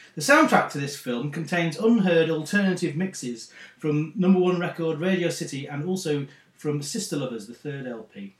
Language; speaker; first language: English; native; English